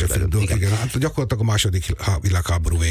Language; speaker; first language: Hungarian; native; Hungarian